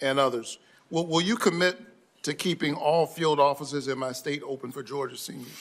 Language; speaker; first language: English; native; English